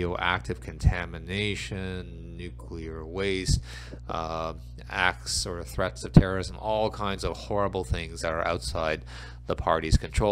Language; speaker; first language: English; native; English